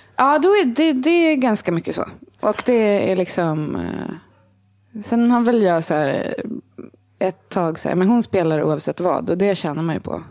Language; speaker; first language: Swedish; native; Swedish